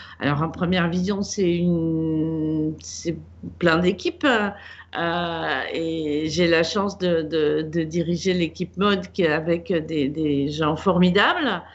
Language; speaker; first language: French; native; French